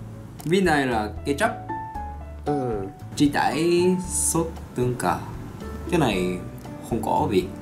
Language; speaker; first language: Vietnamese; non-native, learner; Japanese